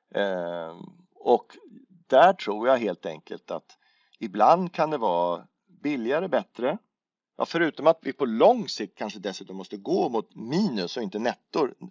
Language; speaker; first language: Swedish; native; Swedish